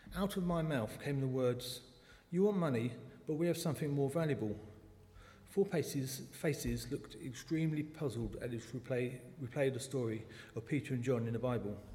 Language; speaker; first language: English; native; English